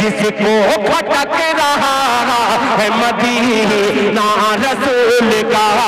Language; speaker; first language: Urdu; native; Urdu